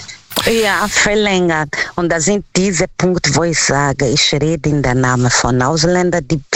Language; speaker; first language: German; non-native, learner; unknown